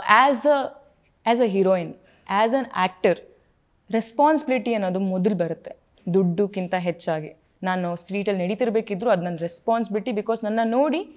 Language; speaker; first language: Kannada; native; Kannada